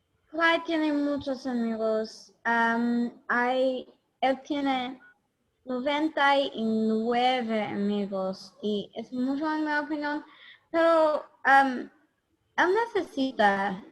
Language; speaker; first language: Spanish; non-native, learner; English